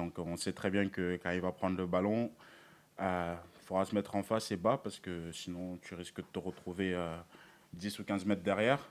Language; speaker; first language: French; native; French